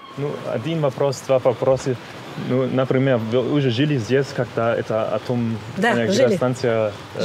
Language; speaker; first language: Russian; non-native, learner; German